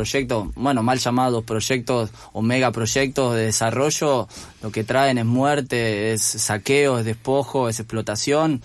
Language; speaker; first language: Spanish; native; Spanish